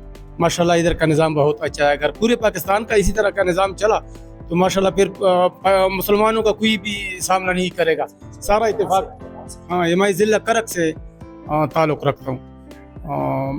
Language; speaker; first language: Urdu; non-native, local second language; Pashto